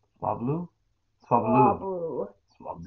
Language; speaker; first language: English; native; English